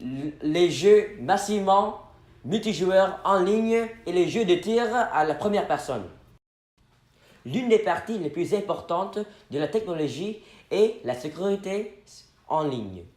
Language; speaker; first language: French; non-native, fluent; English